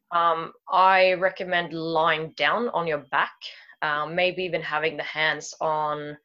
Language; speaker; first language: English; non-native, fluent; Swedish